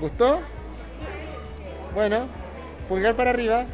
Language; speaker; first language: Spanish; native; Spanish